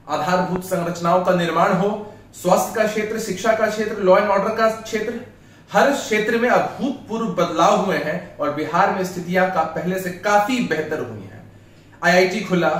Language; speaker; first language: Hindi; native; Hindi